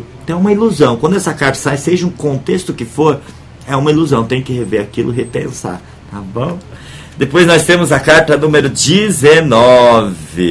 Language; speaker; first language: Portuguese; native; Portuguese